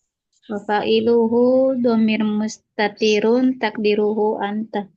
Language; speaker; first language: Arabic; non-native, learner; Indonesian